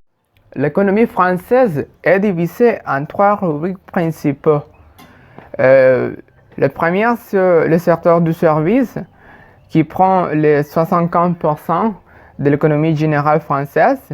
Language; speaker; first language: French; non-native, fluent; Spanish